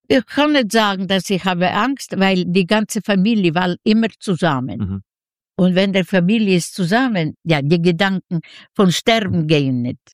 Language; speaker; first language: German; non-native, fluent; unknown